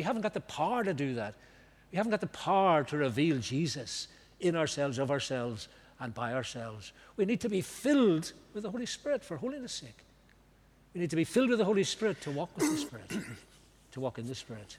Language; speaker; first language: English; native; English